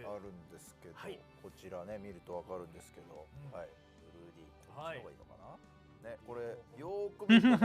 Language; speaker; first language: Japanese; native; Japanese